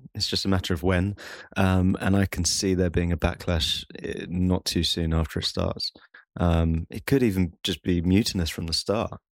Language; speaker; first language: English; native; English